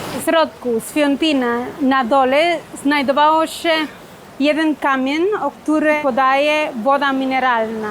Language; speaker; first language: Polish; non-native, fluent; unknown